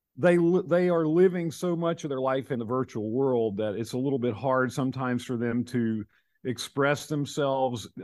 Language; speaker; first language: English; native; English